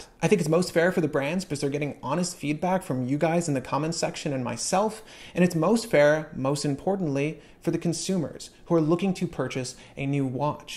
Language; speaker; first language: English; native; English